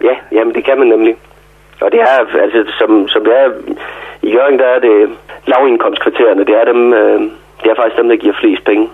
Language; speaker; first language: Danish; native; Danish